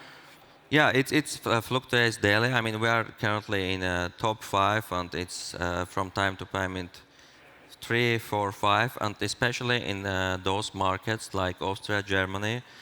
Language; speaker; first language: English; non-native, fluent; Armenian